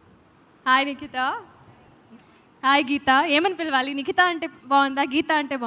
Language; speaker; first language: Telugu; native; Telugu